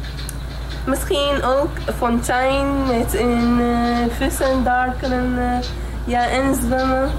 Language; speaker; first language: Dutch; non-native, learner; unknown